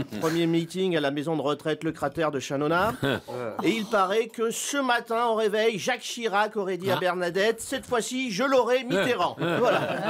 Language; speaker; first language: French; native; French